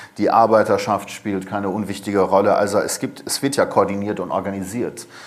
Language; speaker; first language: German; early bilingual, other home language; Persian